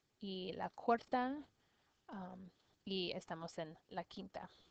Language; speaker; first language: Spanish; non-native, learner; English